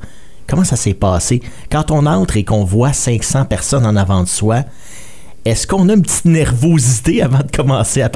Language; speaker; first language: French; native; French